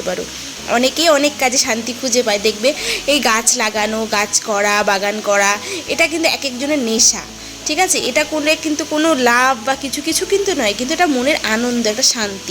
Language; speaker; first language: Bangla; native; Bangla